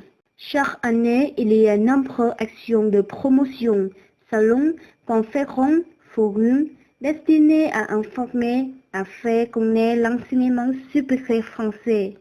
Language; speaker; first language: French; non-native, learner; Vietnamese